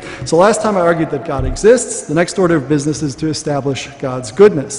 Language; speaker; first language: English; native; English